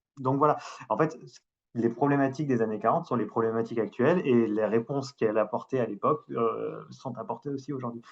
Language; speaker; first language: French; native; French